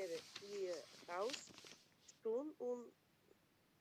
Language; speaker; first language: German; non-native, learner; Macedonian